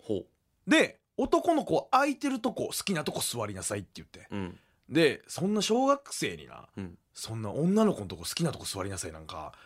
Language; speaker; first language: Japanese; native; Japanese